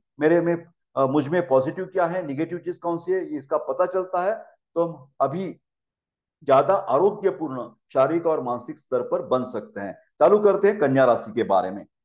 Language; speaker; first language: Hindi; non-native, local second language; Marathi